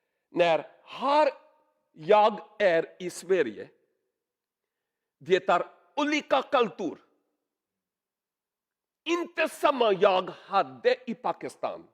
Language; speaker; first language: Swedish; non-native, learner; Urdu